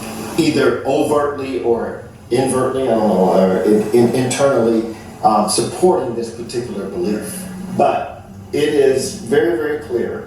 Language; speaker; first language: English; native; English